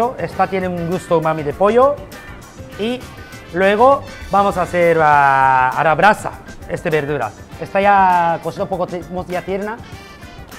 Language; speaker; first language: Spanish; non-native, learner; Japanese